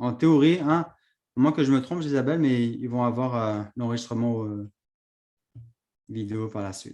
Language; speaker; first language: French; native; French